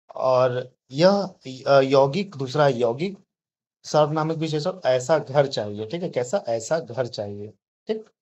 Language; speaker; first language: Hindi; native; Hindi